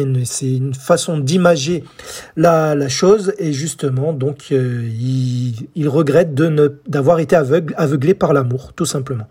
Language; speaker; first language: French; native; French